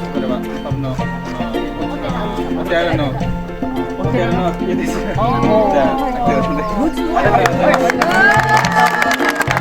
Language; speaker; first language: Japanese; non-native, learner; Nepali